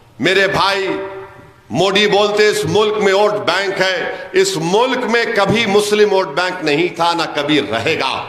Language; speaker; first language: Urdu; native; Urdu